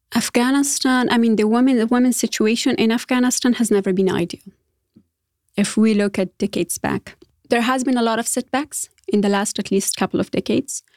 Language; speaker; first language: English; non-native, fluent; Persian